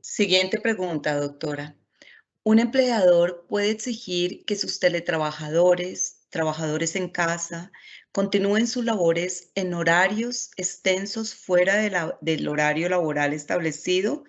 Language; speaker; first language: Spanish; native; Spanish